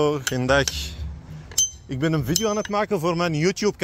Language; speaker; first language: Dutch; non-native, fluent; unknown